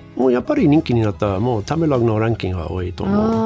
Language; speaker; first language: Japanese; non-native, learner; English